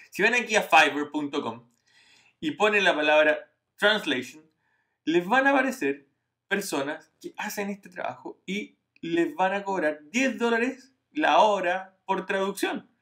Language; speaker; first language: Spanish; native; Spanish